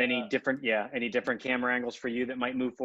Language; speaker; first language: English; native; English